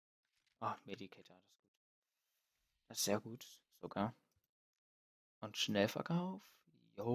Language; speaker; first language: German; native; German